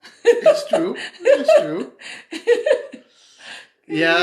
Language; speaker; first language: English; non-native, fluent; Dutch